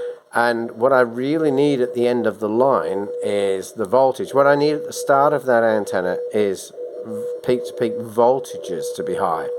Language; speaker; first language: English; native; English